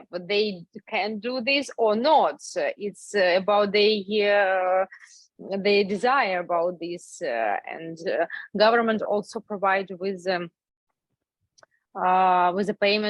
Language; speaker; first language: English; non-native, learner; Ukrainian